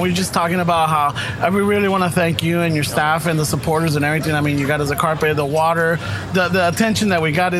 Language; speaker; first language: English; early bilingual, other home language; Spanish